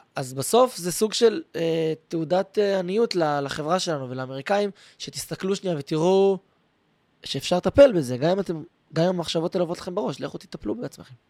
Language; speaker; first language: Hebrew; native; Hebrew